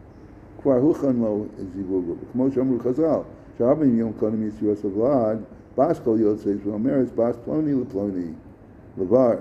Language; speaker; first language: Hebrew; non-native, fluent; English